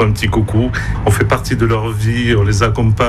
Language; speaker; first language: French; native; French